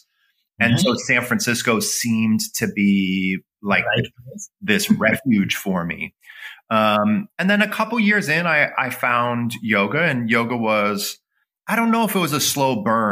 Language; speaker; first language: English; native; English